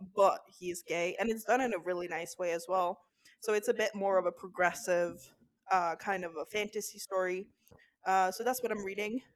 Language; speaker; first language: English; non-native, fluent; Norwegian